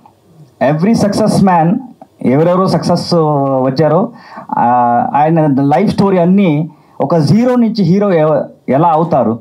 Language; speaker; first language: Telugu; non-native, learner; Kannada